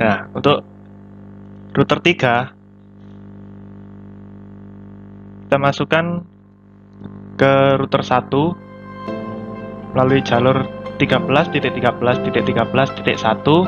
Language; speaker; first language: Indonesian; native; Indonesian